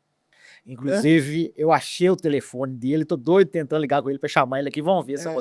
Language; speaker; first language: Portuguese; native; Portuguese